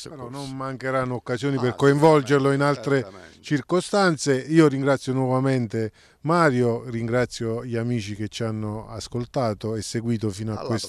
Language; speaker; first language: Italian; native; Italian